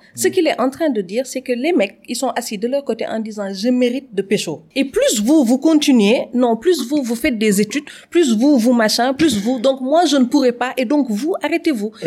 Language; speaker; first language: French; non-native, local second language; Wolof